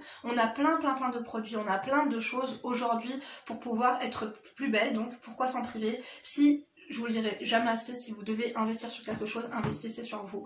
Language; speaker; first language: French; native; French